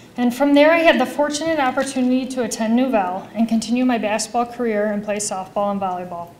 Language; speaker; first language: English; native; English